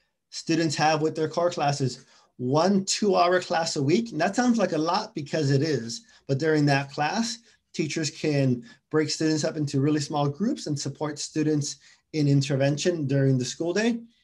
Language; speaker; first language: English; early bilingual, other home language; Spanish